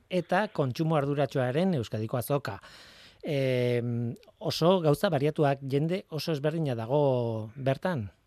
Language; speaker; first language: Basque; non-native, local second language; Spanish